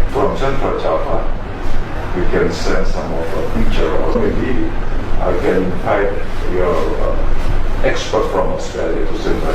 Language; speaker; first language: English; non-native, learner; Indonesian